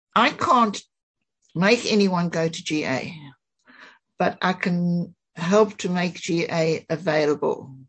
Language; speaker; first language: English; native; English